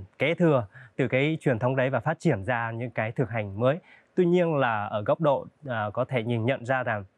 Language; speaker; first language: Vietnamese; non-native, local second language; Hmong